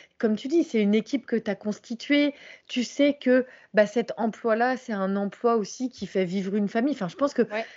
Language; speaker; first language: French; native; French